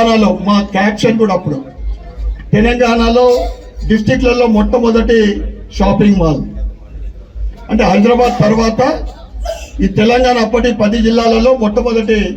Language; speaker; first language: Telugu; native; Telugu